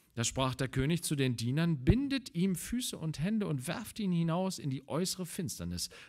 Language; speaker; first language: German; native; German